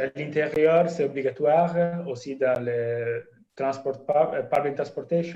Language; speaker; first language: French; non-native, fluent; Italian